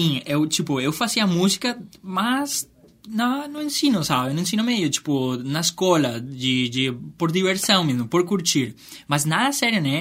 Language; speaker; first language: Portuguese; non-native, fluent; Spanish